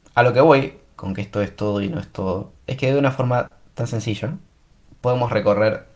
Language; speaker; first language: Spanish; native; Spanish